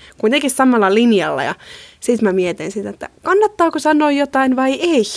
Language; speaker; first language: Finnish; native; Finnish